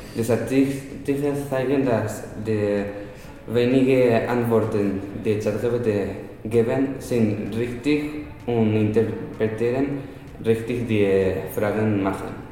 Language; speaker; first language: German; non-native, learner; Spanish